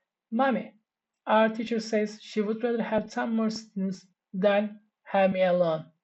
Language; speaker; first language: English; non-native, fluent; Turkish